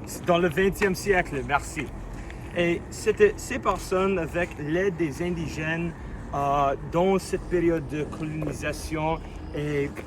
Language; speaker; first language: French; non-native, learner; English